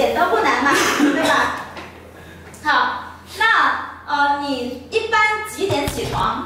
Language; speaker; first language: Chinese; non-native, fluent; Vietnamese